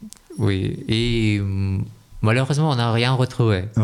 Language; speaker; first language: French; non-native, fluent; Russian